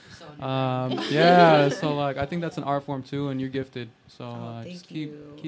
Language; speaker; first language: English; native; English